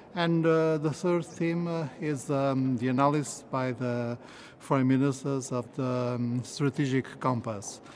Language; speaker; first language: English; non-native, fluent; Portuguese